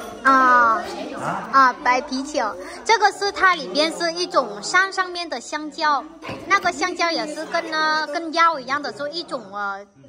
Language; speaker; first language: Chinese; non-native, fluent; Vietnamese